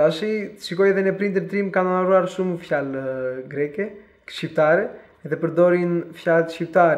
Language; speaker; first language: Albanian; early bilingual, heritage; Albanian